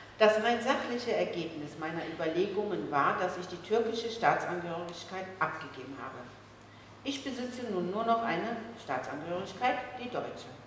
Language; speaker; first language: German; early bilingual, other home language; Turkish